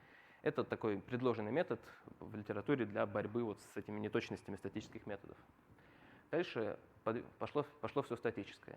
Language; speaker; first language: Russian; native; Russian